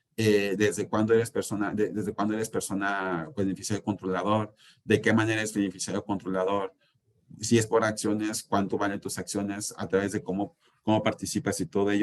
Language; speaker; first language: Spanish; native; Spanish